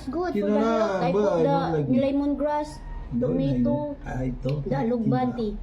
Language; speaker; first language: English; non-native, learner; Cebuano